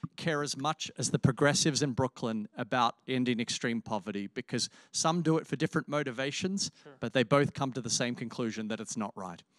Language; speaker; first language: English; native; English